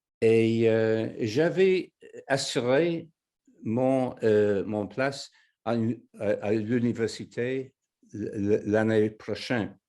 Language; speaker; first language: French; non-native, fluent; English